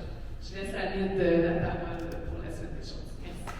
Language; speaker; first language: French; native; French